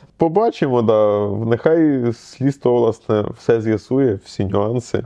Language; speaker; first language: Ukrainian; native; Ukrainian